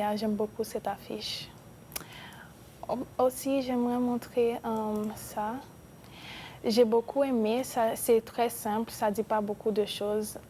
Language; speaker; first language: French; non-native, local second language; Spanish